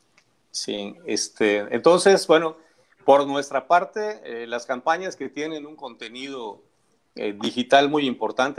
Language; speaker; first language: Spanish; native; Spanish